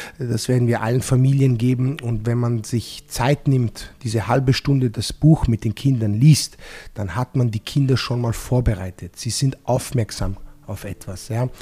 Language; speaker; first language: German; non-native, fluent; Italian